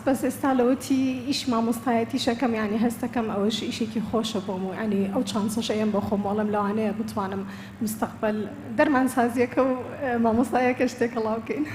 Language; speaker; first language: Central Kurdish; early bilingual, heritage; Central Kurdish